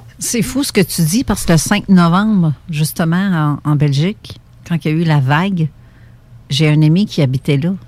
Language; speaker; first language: French; native; French